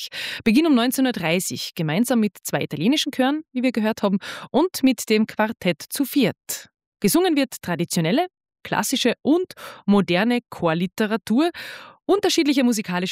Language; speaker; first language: German; native; German